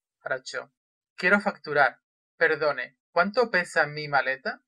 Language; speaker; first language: Spanish; non-native, fluent; Russian